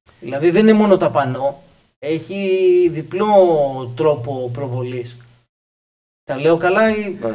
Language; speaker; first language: Greek; native; Greek